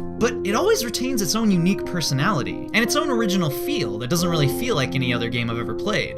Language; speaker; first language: English; native; English